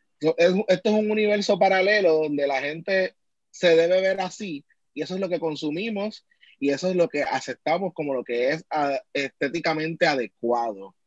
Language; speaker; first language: Spanish; native; Spanish